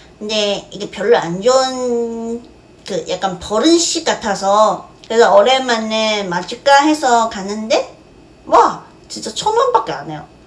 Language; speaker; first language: Korean; non-native, fluent; Chinese